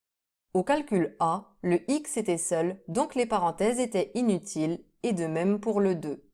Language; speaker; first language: French; native; French